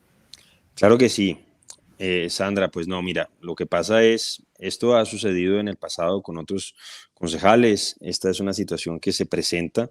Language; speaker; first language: Spanish; native; Spanish